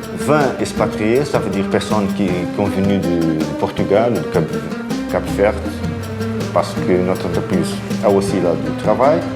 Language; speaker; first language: French; non-native, fluent; Portuguese